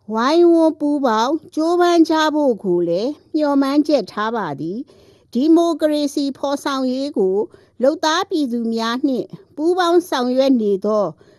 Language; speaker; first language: Burmese; non-native, local second language; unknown